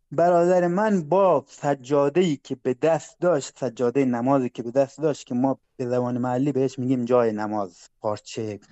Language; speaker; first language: Persian; non-native, local second language; Baluchi